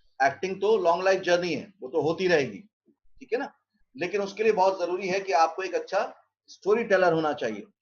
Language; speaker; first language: Hindi; native; Hindi